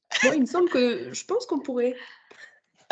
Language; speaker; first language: French; native; French